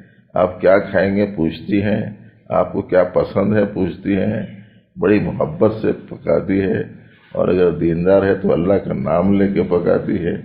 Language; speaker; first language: Urdu; native; Urdu